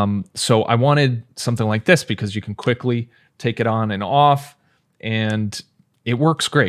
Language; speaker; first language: English; native; English